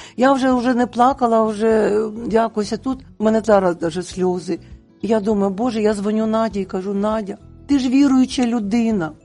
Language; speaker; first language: Ukrainian; non-native, local second language; Russian